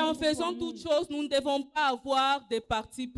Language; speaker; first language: French; non-native, local second language; Swahili